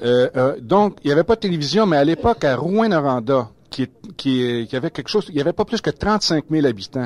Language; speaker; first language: French; native; French